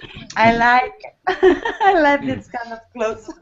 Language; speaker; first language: English; non-native, learner; Italian